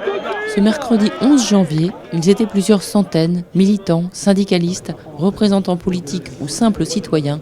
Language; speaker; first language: French; native; French